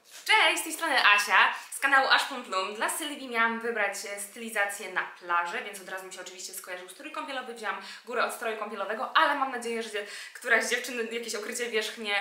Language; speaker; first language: Polish; native; Polish